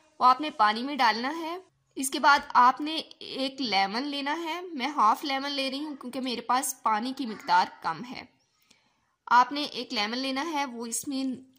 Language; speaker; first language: Urdu; native; Urdu